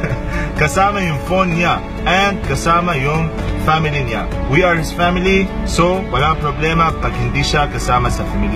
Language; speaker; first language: Filipino; non-native, learner; Arabic